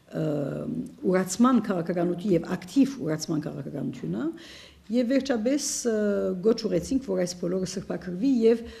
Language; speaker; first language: Armenian; early bilingual, heritage; Armenian